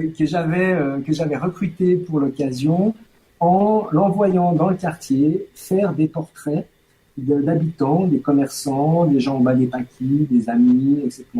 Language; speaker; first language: French; native; French